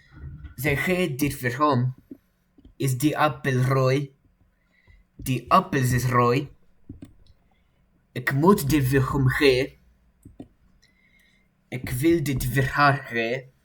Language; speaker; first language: Afrikaans; non-native, learner; English